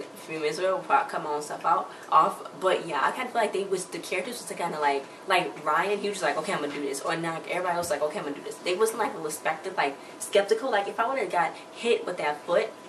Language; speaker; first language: English; native; English